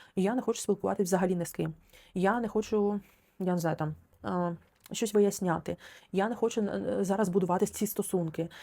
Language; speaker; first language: Ukrainian; non-native, local second language; Russian